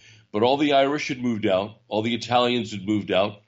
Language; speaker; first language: English; native; English